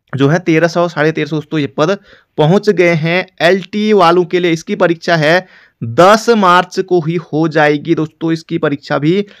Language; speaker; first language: Hindi; native; Hindi